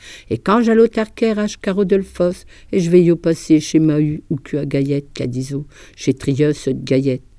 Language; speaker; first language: French; native; French